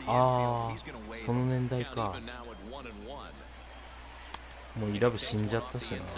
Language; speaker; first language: Japanese; native; Japanese